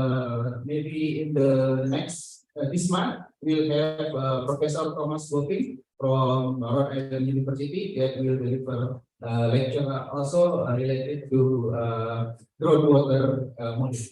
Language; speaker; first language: English; non-native, learner; Indonesian